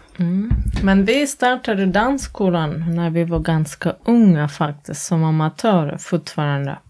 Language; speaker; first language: Swedish; non-native, fluent; Latvian